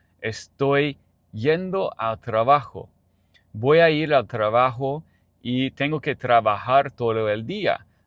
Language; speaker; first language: Spanish; non-native, learner; English